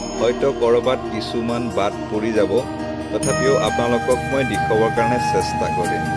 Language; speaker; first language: Assamese; non-native, local second language; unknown